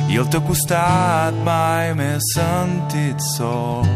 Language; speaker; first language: Catalan; native; Catalan